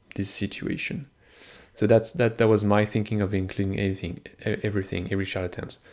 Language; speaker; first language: English; non-native, fluent; French